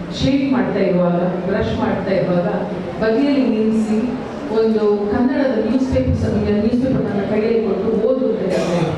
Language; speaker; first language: Kannada; native; Kannada